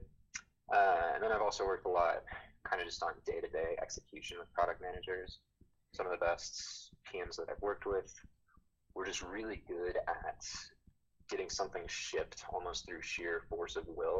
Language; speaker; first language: English; native; English